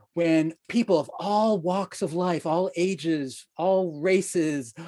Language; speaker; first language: English; native; English